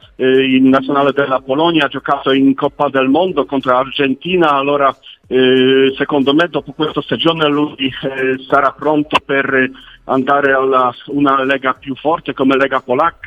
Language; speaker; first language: Italian; non-native, learner; Polish